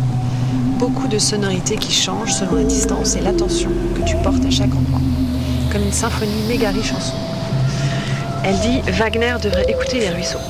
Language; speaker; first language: French; native; French